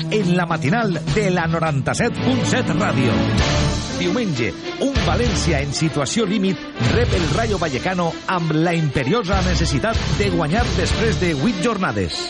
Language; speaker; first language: Catalan; native; Catalan